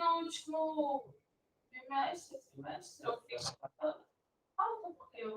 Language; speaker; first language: Portuguese; non-native, local second language; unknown